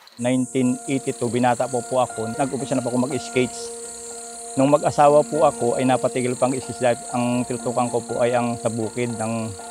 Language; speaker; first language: Filipino; native; Filipino